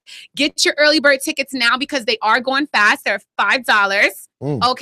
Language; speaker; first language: English; native; English